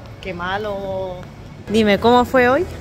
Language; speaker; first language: Spanish; native; Spanish